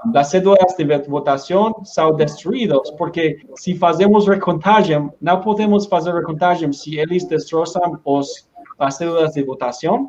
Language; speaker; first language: Portuguese; non-native, learner; Spanish